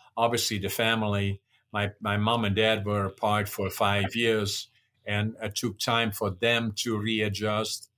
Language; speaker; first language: English; non-native, fluent; Dutch